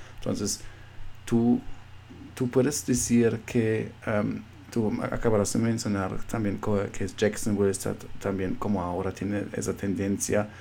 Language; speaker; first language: Spanish; non-native, fluent; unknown